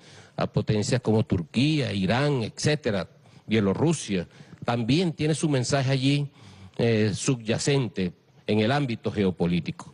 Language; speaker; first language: Spanish; native; Spanish